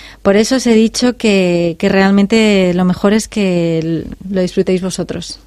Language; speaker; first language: Spanish; native; Spanish